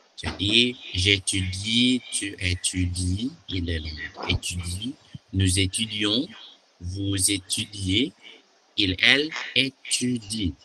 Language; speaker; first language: French; non-native, learner; Indonesian